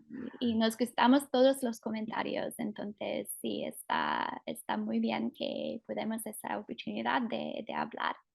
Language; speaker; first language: Spanish; non-native, fluent; English